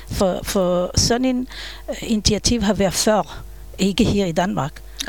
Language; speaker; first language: Danish; non-native, fluent; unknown